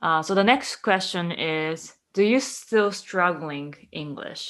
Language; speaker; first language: English; non-native, fluent; Japanese